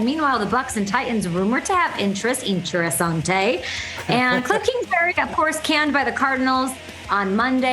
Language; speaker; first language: English; native; English